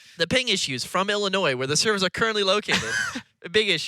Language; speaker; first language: English; native; English